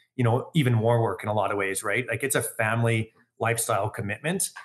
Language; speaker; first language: English; native; English